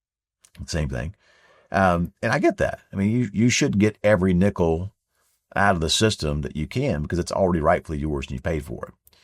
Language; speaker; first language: English; native; English